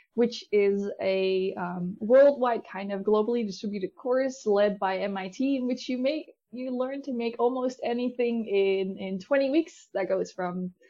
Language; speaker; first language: English; non-native, fluent; Dutch